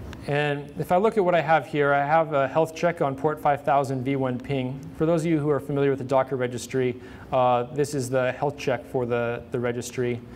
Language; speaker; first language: English; native; English